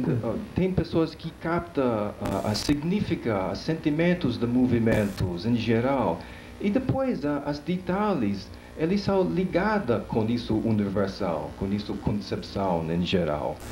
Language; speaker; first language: Portuguese; non-native, fluent; English